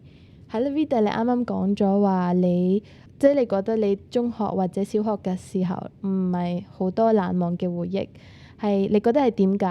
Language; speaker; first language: Cantonese; native; Cantonese